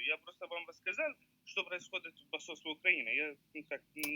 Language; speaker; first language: Russian; non-native, learner; Arabic